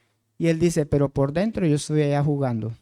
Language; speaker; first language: Spanish; native; Spanish